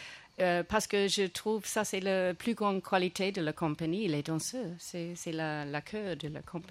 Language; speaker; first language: French; non-native, fluent; English